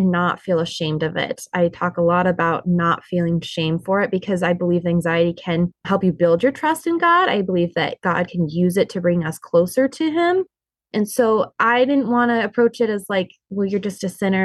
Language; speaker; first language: English; native; English